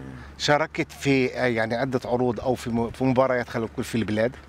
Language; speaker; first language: Arabic; native; Arabic